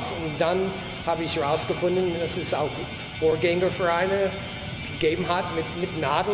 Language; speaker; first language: German; non-native, fluent; English